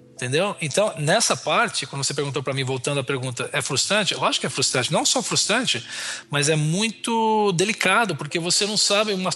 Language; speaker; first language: Portuguese; native; Portuguese